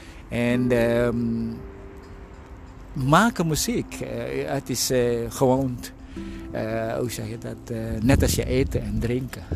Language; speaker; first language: Dutch; non-native, fluent; Indonesian